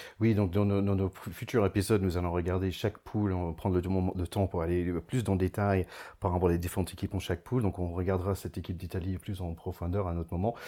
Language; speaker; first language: French; non-native, fluent; English